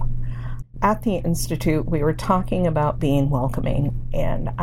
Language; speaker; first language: English; early bilingual, other home language; Spanish